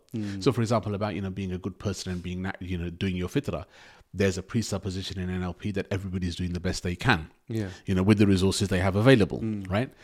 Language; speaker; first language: English; native; English